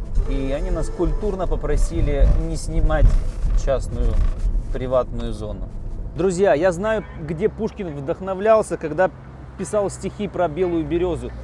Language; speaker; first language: Russian; native; Russian